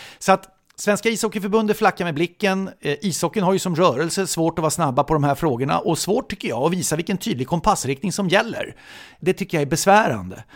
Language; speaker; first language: Swedish; native; Swedish